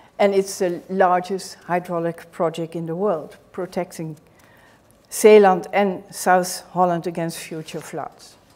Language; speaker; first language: English; non-native, fluent; Dutch